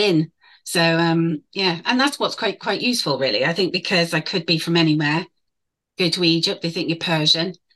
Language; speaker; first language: English; native; English